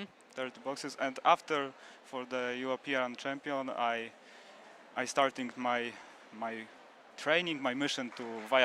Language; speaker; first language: English; non-native, learner; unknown